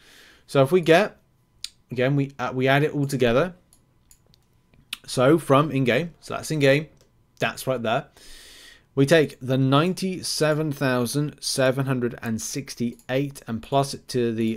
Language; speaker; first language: English; native; English